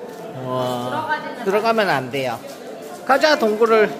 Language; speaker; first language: Korean; native; Korean